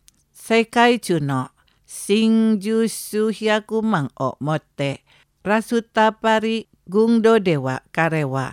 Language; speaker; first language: Japanese; non-native, fluent; Indonesian